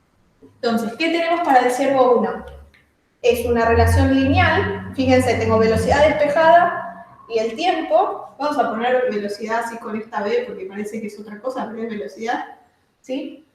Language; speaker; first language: Spanish; native; Spanish